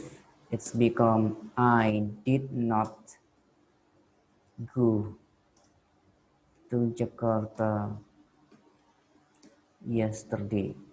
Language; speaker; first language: English; non-native, fluent; Indonesian